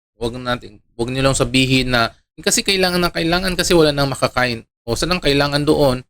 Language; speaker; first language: Filipino; non-native, local second language; Iloko